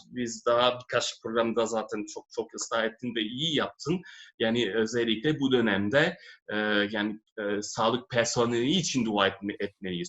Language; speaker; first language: Turkish; non-native, fluent; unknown